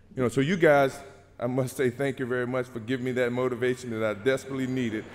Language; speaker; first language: English; native; English